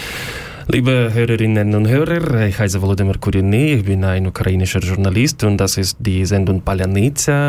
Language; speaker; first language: German; non-native, learner; Ukrainian